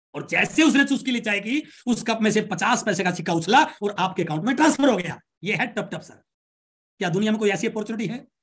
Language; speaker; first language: Hindi; native; Hindi